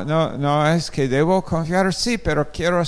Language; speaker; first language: Spanish; non-native, fluent; English